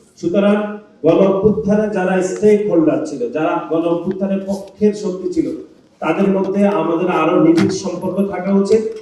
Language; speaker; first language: Bangla; native; Bangla